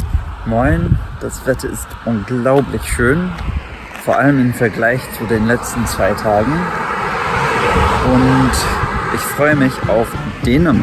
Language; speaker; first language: German; non-native, fluent; English